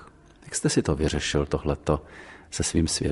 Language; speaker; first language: Czech; native; Czech